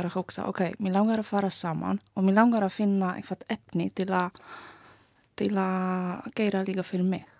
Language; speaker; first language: Icelandic; non-native, learner; Polish